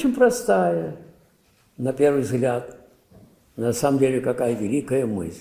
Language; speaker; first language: Russian; native; Russian